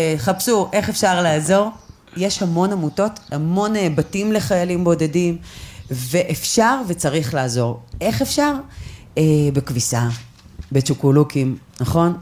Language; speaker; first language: Hebrew; native; Hebrew